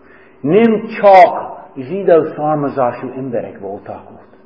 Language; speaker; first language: Hungarian; non-native, fluent; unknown